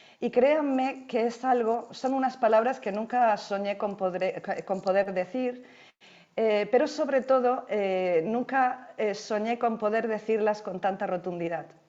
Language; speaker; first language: Spanish; native; Spanish